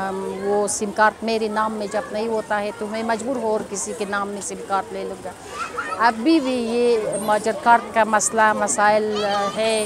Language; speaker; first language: Hindi; non-native, learner; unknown